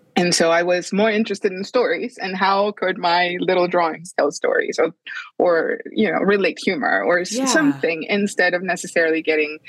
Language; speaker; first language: English; non-native, fluent; Spanish